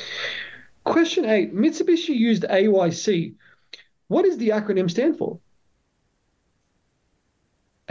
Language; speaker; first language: English; native; English